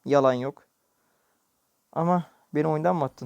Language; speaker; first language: Turkish; native; Turkish